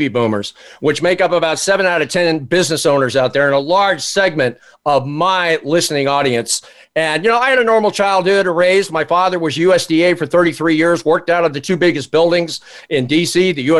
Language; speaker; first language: English; native; English